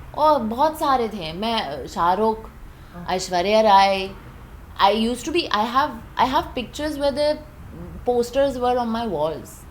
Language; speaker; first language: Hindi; non-native, fluent; Persian